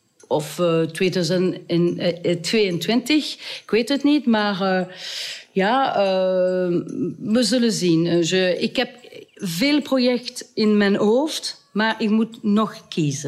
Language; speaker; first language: Dutch; non-native, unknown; French